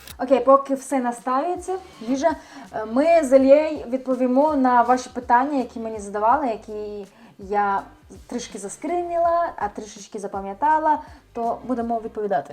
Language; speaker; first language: Ukrainian; native; Ukrainian